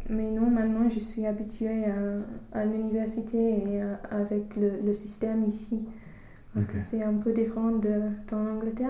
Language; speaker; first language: French; non-native, learner; English